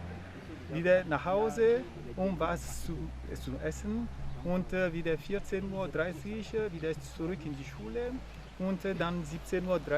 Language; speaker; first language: German; non-native, fluent; Ewe